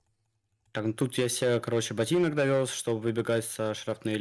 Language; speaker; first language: Russian; native; Russian